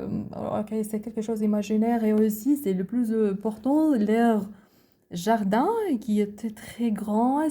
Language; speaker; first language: French; non-native, learner; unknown